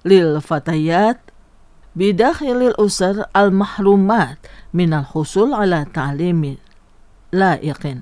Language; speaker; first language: Arabic; non-native, fluent; Indonesian